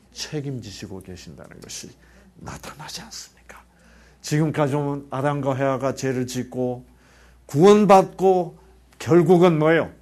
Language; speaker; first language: Korean; native; Korean